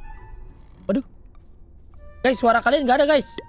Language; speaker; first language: Indonesian; native; Indonesian